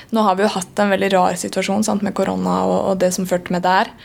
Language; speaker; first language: Norwegian; native; Norwegian